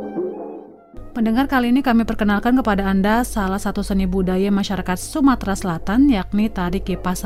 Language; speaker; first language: Indonesian; native; Indonesian